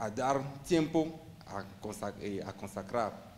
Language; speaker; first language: Spanish; non-native, fluent; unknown